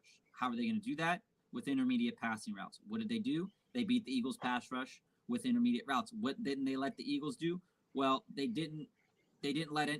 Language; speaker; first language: English; native; English